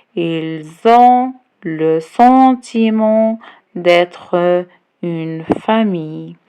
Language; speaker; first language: French; non-native, local second language; Arabic